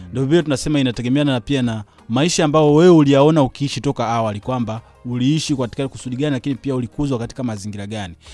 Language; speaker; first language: Swahili; native; Swahili